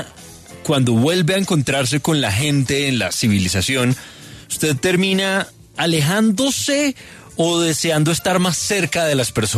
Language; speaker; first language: Spanish; native; Spanish